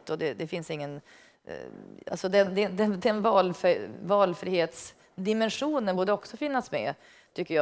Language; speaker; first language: Swedish; native; Swedish